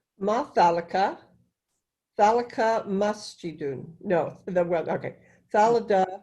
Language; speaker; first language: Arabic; non-native, learner; English